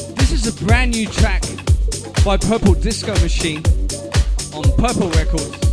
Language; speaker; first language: English; native; English